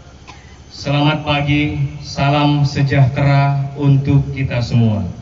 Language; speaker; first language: Indonesian; native; Indonesian